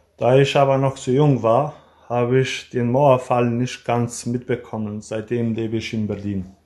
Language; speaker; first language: German; early bilingual, other home language; Albanian